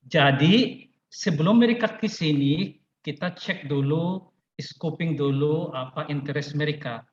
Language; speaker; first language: Indonesian; non-native, fluent; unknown